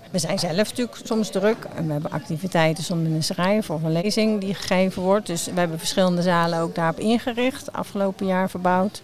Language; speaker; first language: Dutch; native; Dutch